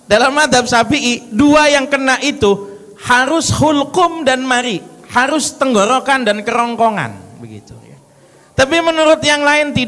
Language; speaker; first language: Indonesian; native; Indonesian